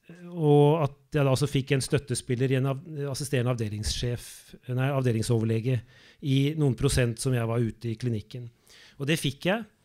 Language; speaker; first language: Norwegian; native; Norwegian